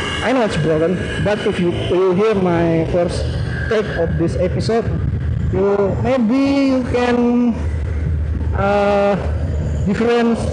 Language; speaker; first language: English; non-native, learner; Indonesian